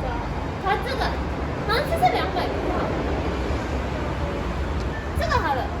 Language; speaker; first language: Chinese; non-native, learner; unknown